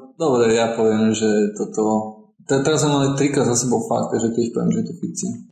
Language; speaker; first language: Slovak; non-native, local second language; Hungarian